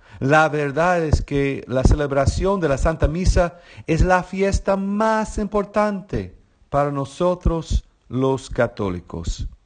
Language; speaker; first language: Spanish; non-native, fluent; English